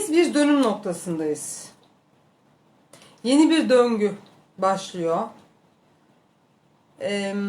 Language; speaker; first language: Turkish; native; Turkish